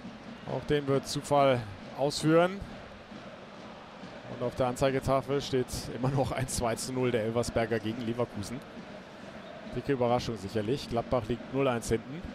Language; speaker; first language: German; native; German